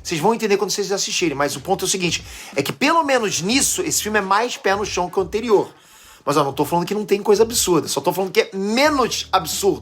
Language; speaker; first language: Portuguese; native; Portuguese